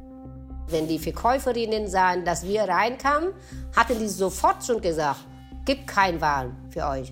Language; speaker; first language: German; non-native, fluent; Vietnamese